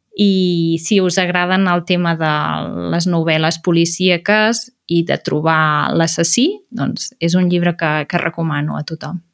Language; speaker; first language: Catalan; native; Catalan